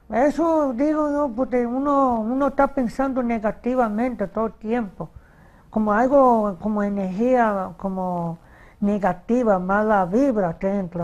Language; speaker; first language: Spanish; early bilingual, heritage; Spanish